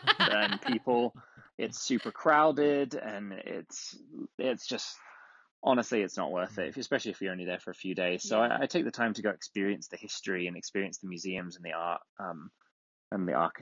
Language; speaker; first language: English; native; English